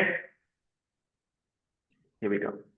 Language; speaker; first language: English; non-native, fluent; Vietnamese